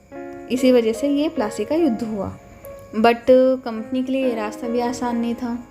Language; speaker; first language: Hindi; native; Hindi